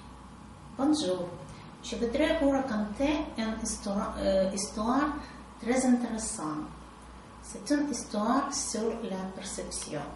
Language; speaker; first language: French; non-native, learner; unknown